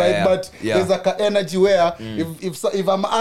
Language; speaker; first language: English; non-native, local second language; Swahili